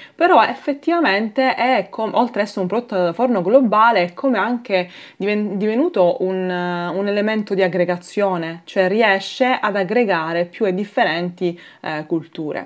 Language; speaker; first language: Italian; native; Italian